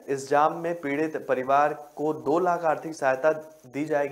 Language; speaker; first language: Hindi; native; Hindi